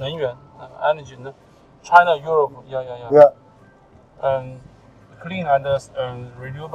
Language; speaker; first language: English; non-native, learner; Chinese